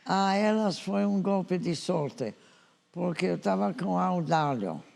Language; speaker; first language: Portuguese; non-native, fluent; English